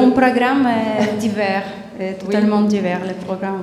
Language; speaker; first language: French; non-native, learner; Ukrainian